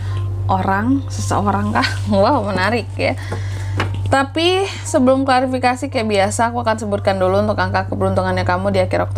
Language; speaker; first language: Indonesian; native; Indonesian